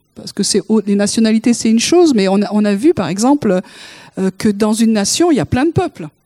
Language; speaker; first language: French; native; French